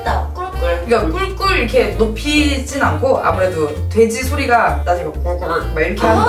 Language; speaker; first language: Korean; native; Korean